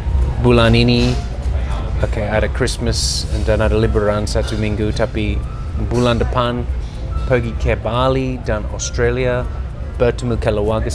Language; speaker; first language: Indonesian; non-native, learner; English